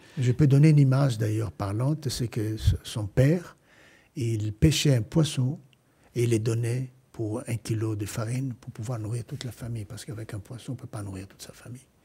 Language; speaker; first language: French; non-native, fluent; Greek